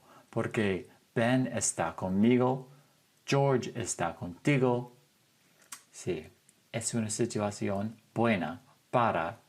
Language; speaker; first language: Spanish; non-native, fluent; English